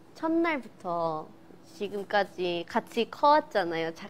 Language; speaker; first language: Korean; non-native, fluent; Thai